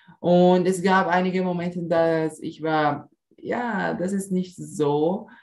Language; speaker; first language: German; non-native, learner; Portuguese